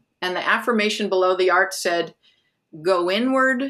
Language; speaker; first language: English; native; English